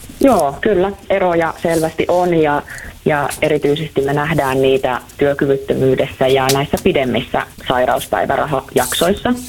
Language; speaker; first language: Finnish; native; Finnish